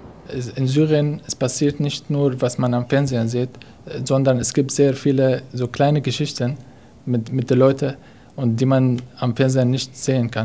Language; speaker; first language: German; non-native, fluent; Arabic